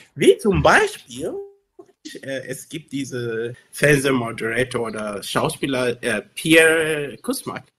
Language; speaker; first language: German; non-native, learner; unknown